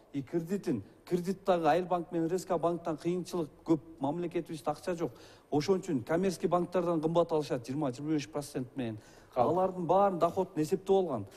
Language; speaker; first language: Kyrgyz; native; Kyrgyz